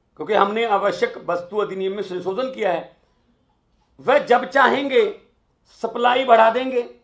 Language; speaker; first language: Hindi; non-native, local second language; Punjabi